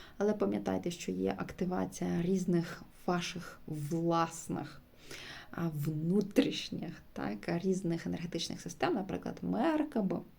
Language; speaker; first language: Ukrainian; non-native, local second language; Russian